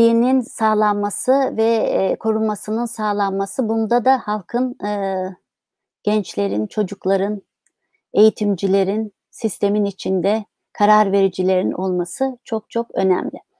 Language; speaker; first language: Turkish; native; Turkish